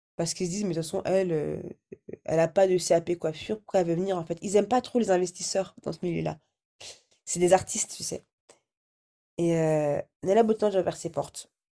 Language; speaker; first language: French; early bilingual, other home language; Arabic